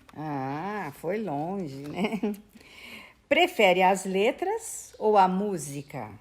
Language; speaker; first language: Portuguese; native; Portuguese